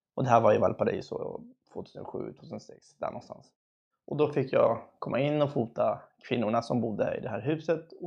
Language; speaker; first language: Swedish; early bilingual, other home language; Spanish